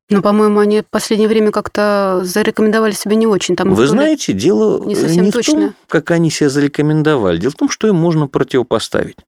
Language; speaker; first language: Russian; native; Russian